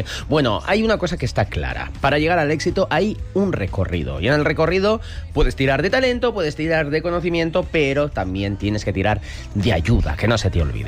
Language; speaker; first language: Spanish; native; Spanish